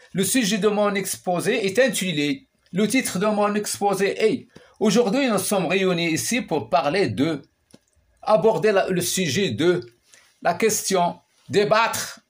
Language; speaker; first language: French; non-native, local second language; Arabic